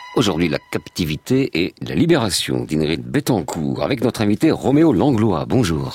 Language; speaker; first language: French; native; French